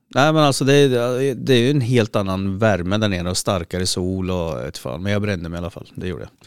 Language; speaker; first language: Swedish; early bilingual, other home language; Spanish